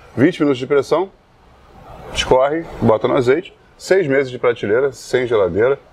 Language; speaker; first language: Portuguese; non-native, fluent; English